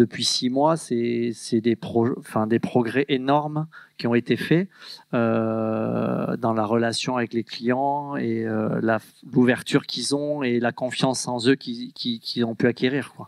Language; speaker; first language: French; native; French